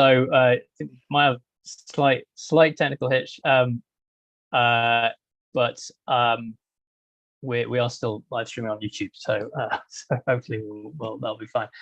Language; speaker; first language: English; native; English